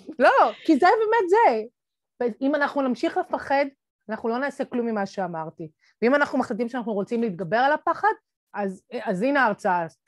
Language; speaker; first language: Hebrew; native; Hebrew